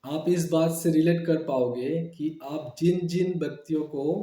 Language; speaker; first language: Hindi; non-native, local second language; Bangla